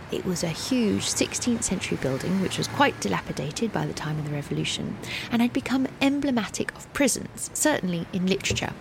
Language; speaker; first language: English; native; English